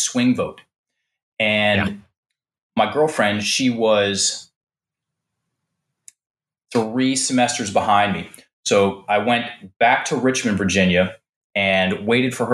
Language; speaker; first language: English; native; English